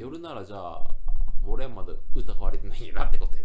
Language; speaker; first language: Japanese; native; Japanese